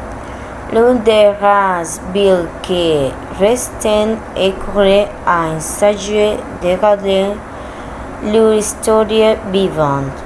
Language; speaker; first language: French; non-native, learner; Spanish